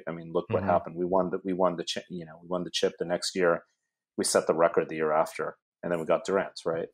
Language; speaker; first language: English; native; English